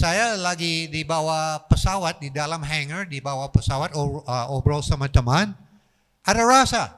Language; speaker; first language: Indonesian; non-native, fluent; English